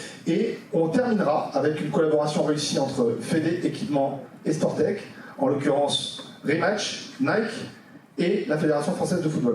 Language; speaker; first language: French; native; French